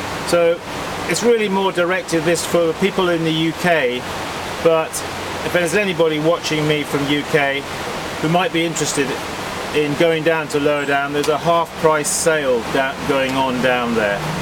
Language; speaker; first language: English; native; English